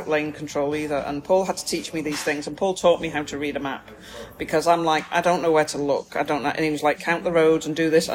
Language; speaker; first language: English; native; English